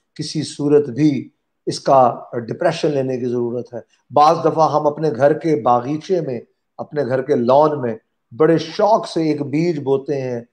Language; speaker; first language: Urdu; non-native, local second language; Punjabi